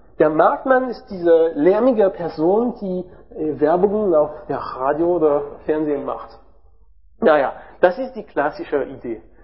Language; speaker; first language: German; non-native, learner; French